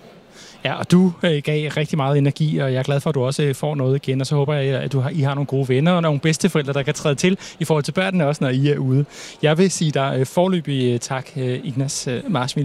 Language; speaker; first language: Danish; native; Danish